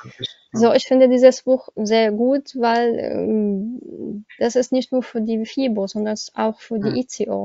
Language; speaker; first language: German; non-native, learner; Arabic